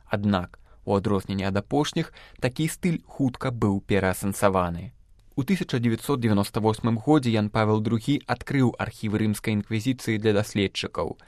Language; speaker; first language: Belarusian; native; Belarusian